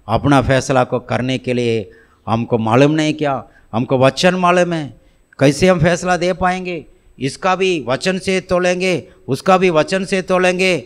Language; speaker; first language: Hindi; non-native, local second language; Tamil